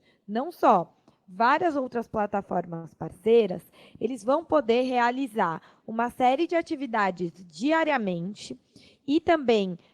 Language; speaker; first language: Portuguese; native; Portuguese